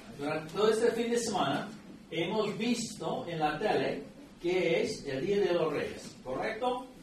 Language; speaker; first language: Spanish; non-native, fluent; English